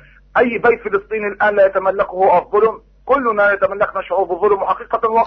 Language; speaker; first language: Arabic; native; Arabic